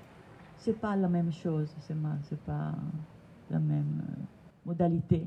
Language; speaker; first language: French; non-native, learner; Italian